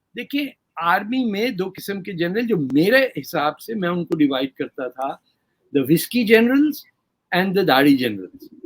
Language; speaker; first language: Urdu; native; Urdu